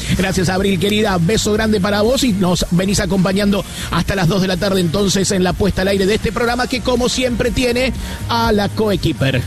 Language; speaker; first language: Spanish; native; Spanish